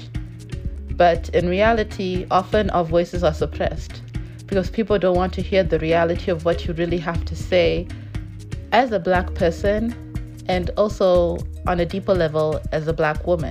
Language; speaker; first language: English; non-native, local second language; Shona